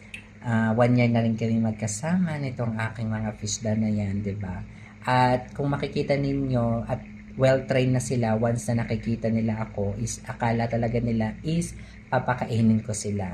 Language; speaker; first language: Filipino; native; Filipino